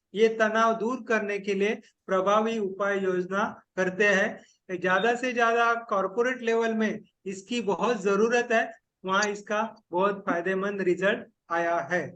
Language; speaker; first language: Hindi; non-native, local second language; Marathi